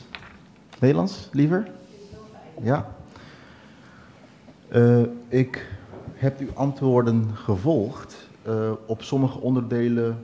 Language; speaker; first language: Dutch; non-native, local second language; Papiamento